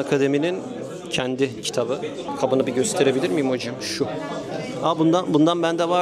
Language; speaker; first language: Turkish; native; Turkish